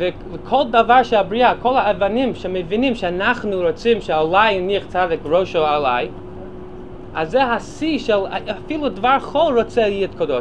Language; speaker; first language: Hebrew; non-native, fluent; English